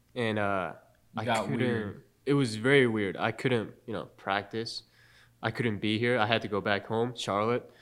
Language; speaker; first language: English; non-native, fluent; Japanese